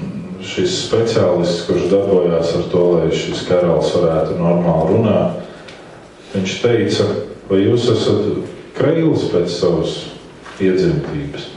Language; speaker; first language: Latvian; native; Latvian